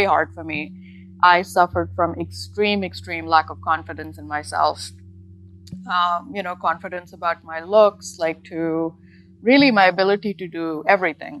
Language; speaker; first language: English; non-native, local second language; Urdu